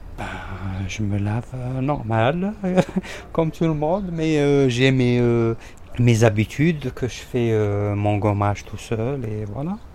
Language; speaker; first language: French; non-native, local second language; Arabic